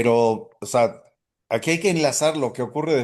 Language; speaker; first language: Spanish; native; Spanish